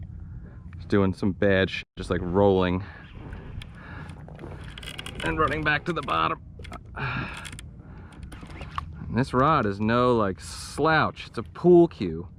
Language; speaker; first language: English; native; English